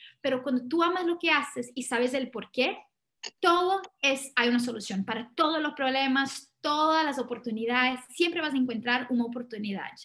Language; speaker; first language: Spanish; non-native, fluent; Portuguese